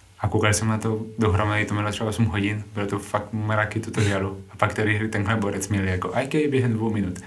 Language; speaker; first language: Czech; non-native, fluent; Spanish